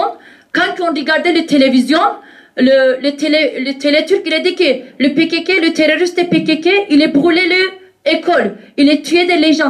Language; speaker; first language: French; non-native, learner; Kurdish